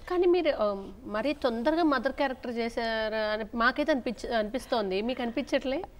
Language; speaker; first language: Telugu; native; Telugu